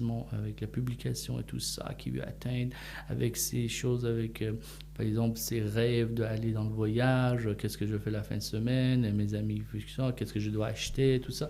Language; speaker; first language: French; non-native, fluent; Persian